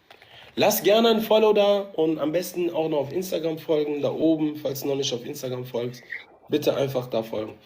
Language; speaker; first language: German; native; German